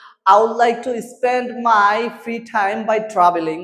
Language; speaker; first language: English; non-native, local second language; Bangla